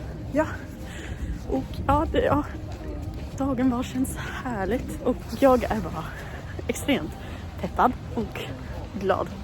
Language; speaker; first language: Swedish; non-native, fluent; English